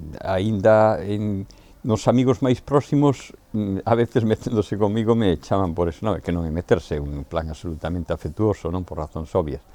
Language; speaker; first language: Galician; native; Galician